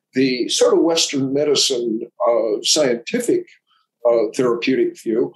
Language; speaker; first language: English; native; English